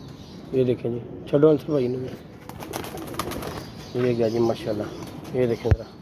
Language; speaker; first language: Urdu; non-native, local second language; Punjabi